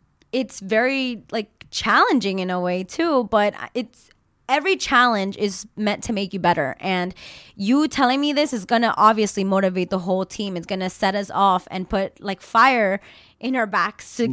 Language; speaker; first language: English; early bilingual, other home language; Spanish